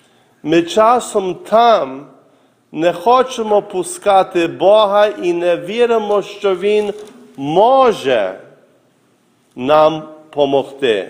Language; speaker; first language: Ukrainian; early bilingual, heritage; Ukrainian